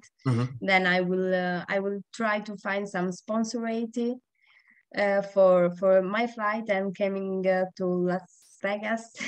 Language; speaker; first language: English; non-native, learner; Italian